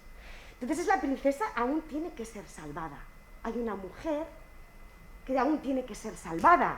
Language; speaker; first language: Spanish; native; Spanish